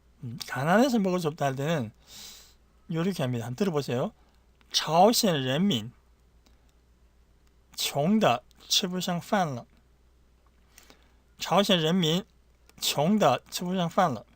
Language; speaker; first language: Chinese; non-native, fluent; Korean